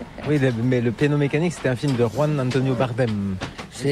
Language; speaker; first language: French; native; French